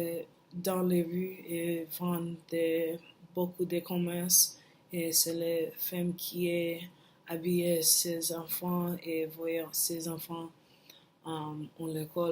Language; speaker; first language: French; non-native, learner; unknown